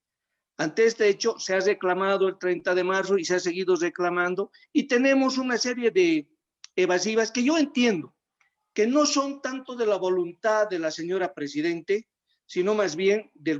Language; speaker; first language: Spanish; native; Spanish